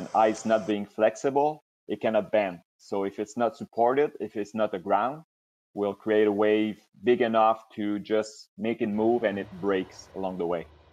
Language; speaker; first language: English; non-native, local second language; French